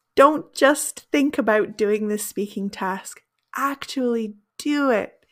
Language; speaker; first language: English; native; English